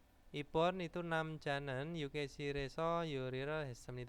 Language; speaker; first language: Korean; non-native, learner; Indonesian